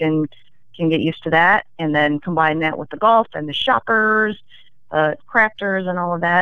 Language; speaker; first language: English; native; English